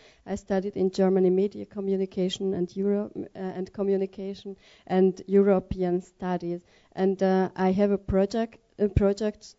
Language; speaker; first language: English; non-native, learner; Hungarian